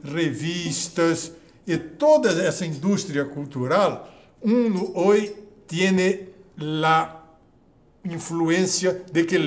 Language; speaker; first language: Spanish; non-native, fluent; Portuguese